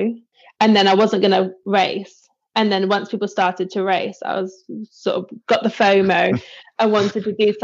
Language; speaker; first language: English; native; English